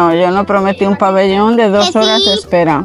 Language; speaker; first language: Spanish; native; Spanish